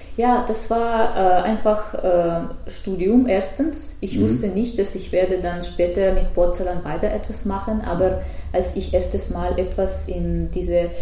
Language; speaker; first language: German; non-native, fluent; Russian